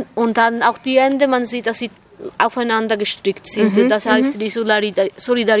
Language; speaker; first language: German; non-native, fluent; Italian